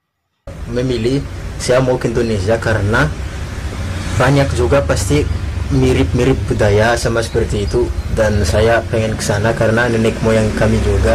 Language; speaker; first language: Indonesian; non-native, fluent; Malagasy